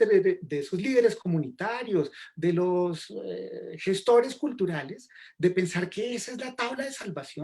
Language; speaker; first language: Spanish; native; Spanish